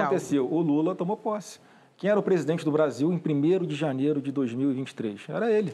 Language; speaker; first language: Portuguese; native; Portuguese